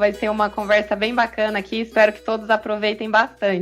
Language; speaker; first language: Portuguese; native; Portuguese